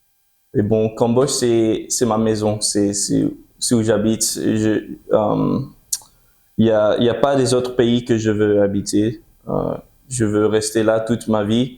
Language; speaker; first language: French; early bilingual, heritage; French